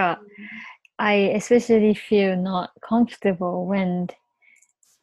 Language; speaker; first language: English; non-native, fluent; Japanese